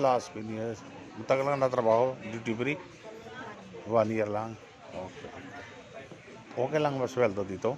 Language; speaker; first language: Filipino; non-native, learner; Punjabi